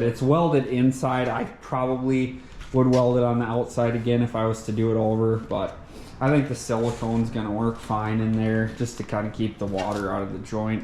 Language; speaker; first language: English; native; English